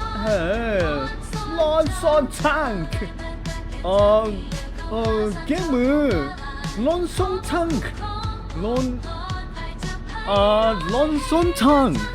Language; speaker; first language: Thai; native; Thai